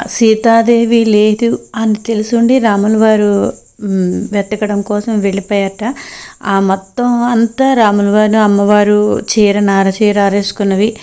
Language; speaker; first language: Telugu; native; Telugu